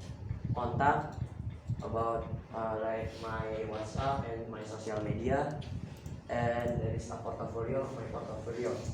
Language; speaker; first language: English; non-native, learner; Indonesian